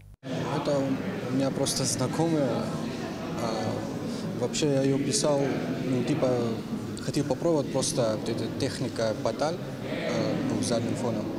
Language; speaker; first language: Russian; non-native, fluent; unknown